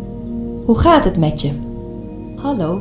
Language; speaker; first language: Dutch; non-native, learner; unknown